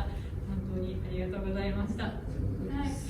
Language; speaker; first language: Japanese; native; Japanese